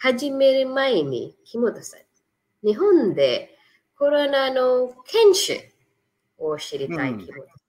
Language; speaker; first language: Japanese; non-native, fluent; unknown